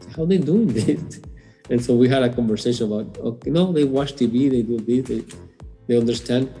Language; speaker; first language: English; non-native, fluent; Spanish